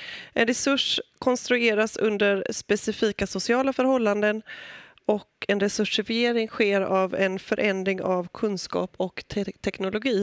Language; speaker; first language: Swedish; native; Swedish